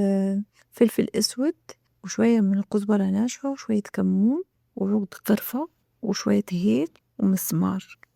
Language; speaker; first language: Arabic; native; Arabic